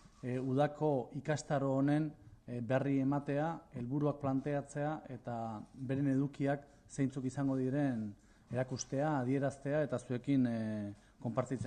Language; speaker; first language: Basque; native; Basque